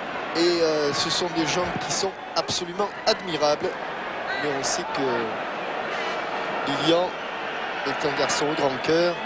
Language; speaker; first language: French; native; French